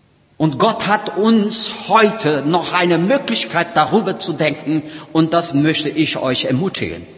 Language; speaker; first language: German; non-native, learner; Portuguese